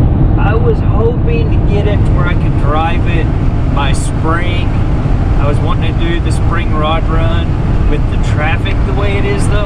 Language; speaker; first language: English; native; English